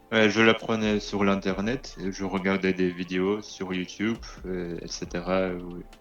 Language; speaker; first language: French; non-native, learner; Russian